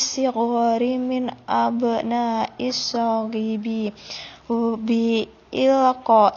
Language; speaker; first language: Arabic; non-native, learner; Indonesian